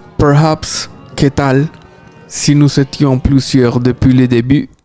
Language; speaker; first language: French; non-native, fluent; Spanish